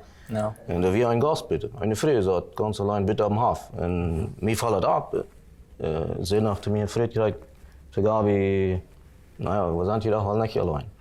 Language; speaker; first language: German; non-native, local second language; Plautdietsch